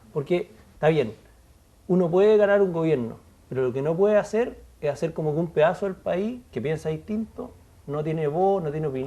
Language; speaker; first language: Spanish; native; Spanish